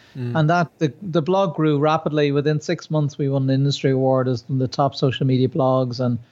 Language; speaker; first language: English; native; English